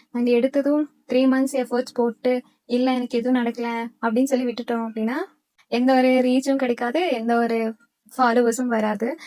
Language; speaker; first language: Tamil; non-native, local second language; Malayalam